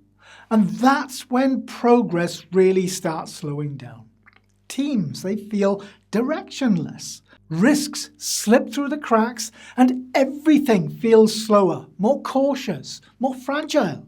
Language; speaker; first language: English; native; English